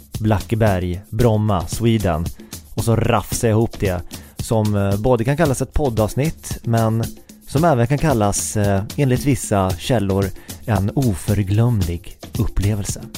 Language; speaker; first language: Swedish; native; Swedish